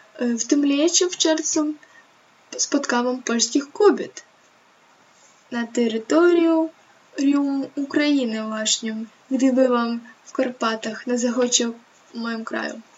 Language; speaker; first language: Polish; non-native, learner; Ukrainian